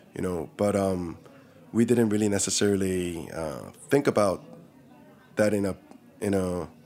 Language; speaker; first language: English; early bilingual, other home language; Korean